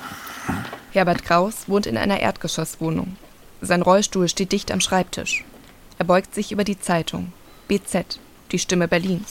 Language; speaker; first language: German; native; German